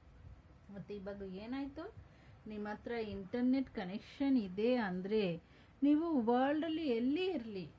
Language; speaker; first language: Kannada; non-native, fluent; Hindi